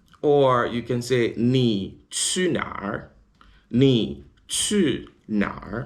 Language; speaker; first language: Chinese; non-native, learner; English